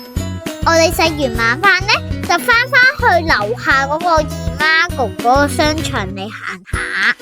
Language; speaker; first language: Chinese; native; Chinese